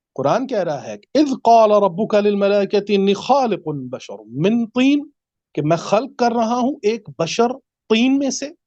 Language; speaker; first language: Urdu; native; Urdu